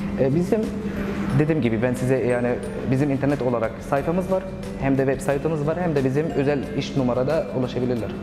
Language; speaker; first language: Turkish; non-native, learner; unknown